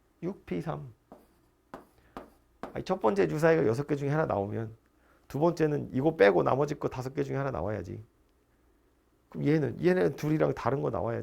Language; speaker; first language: Korean; native; Korean